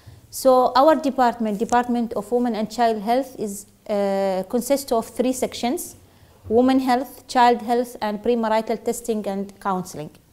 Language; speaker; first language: English; non-native, fluent; Arabic